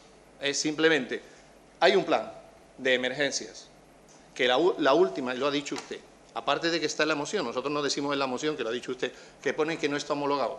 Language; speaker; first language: Spanish; native; Spanish